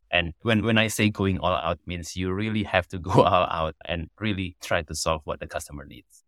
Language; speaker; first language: English; non-native, fluent; Indonesian